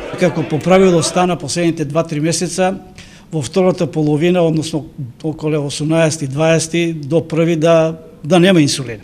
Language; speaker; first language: Macedonian; native; Macedonian